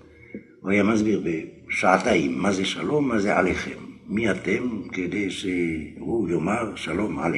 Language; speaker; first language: Hebrew; non-native, fluent; French